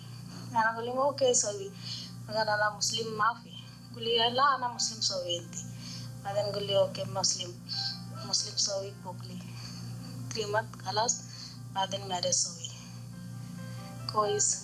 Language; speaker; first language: Arabic; non-native, learner; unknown